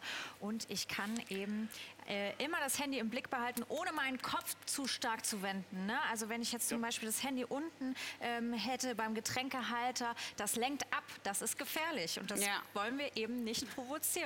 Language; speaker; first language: German; native; German